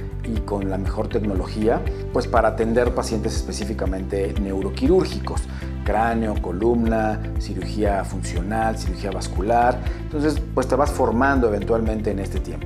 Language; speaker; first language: Spanish; native; Spanish